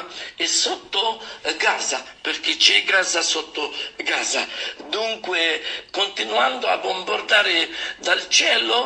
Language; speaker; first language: Italian; non-native, fluent; Arabic